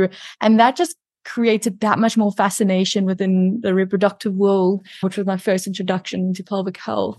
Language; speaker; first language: English; native; English